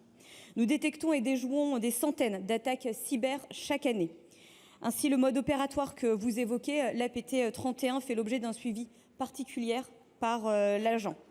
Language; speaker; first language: French; native; French